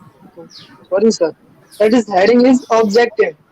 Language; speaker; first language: English; non-native, learner; Hindi